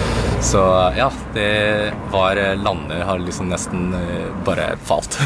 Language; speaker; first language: Norwegian; early bilingual, other home language; Cantonese